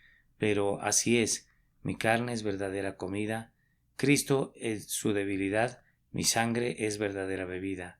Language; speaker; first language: Spanish; native; Spanish